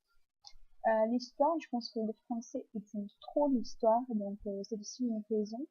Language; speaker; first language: French; non-native, fluent; Portuguese